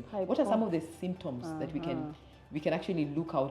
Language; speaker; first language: English; native; English